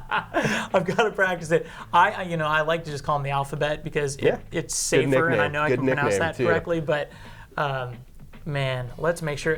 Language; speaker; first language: English; native; English